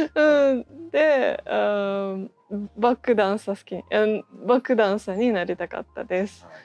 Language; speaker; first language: Japanese; non-native, fluent; Russian